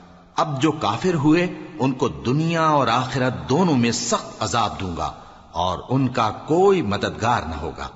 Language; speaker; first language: Urdu; native; Urdu